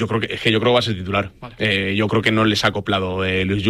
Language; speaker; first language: Spanish; native; Spanish